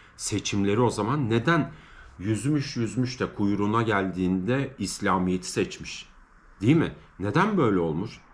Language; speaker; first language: Turkish; native; Turkish